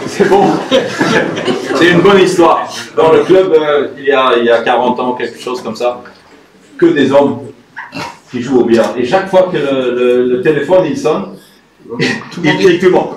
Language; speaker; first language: French; non-native, fluent; Swedish